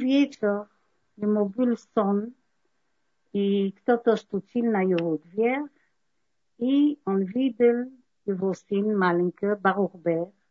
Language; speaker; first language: Russian; non-native, learner; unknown